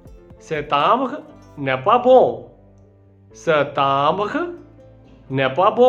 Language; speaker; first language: French; non-native, fluent; Hindi